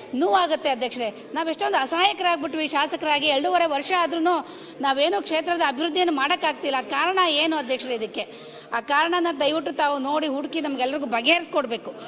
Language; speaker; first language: Kannada; native; Kannada